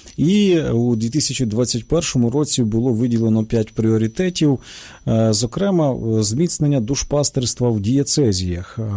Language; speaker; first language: Ukrainian; native; Ukrainian